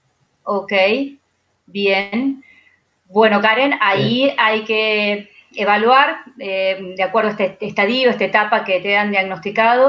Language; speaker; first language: Spanish; native; Spanish